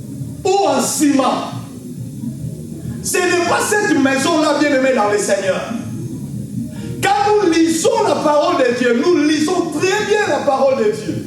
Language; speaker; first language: French; non-native, local second language; Lingala